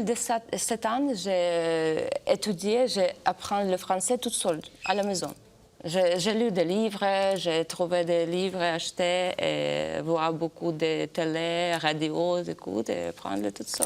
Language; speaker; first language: French; non-native, learner; Ukrainian